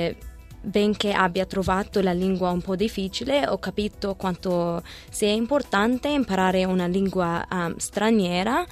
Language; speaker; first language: Italian; early bilingual, other home language; Arabic